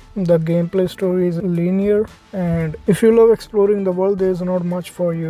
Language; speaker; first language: English; non-native, fluent; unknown